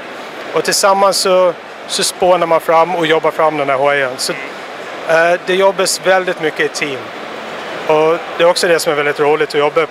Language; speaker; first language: Swedish; native; Swedish